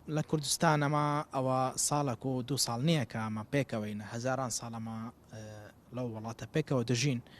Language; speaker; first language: Central Kurdish; non-native, local second language; Assyrian Neo-Aramaic